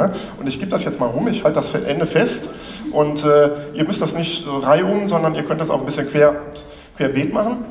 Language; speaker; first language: German; native; German